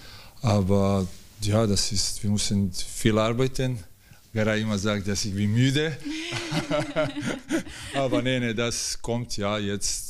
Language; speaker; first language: German; non-native, fluent; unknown